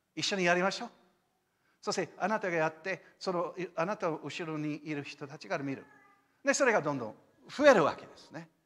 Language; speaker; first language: Japanese; non-native, fluent; English